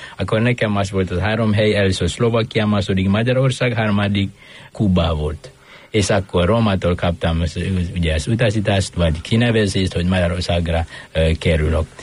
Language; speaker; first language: Hungarian; non-native, fluent; Indonesian